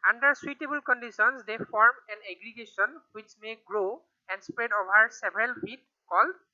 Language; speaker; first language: English; non-native, local second language; Assamese